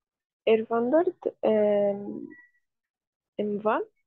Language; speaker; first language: German; non-native, learner; Arabic